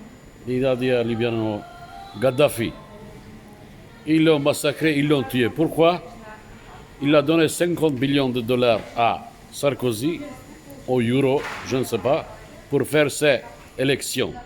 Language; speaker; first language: French; non-native, fluent; Turkish